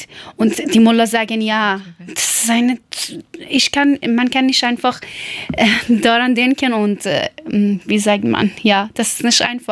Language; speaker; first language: German; non-native, learner; Persian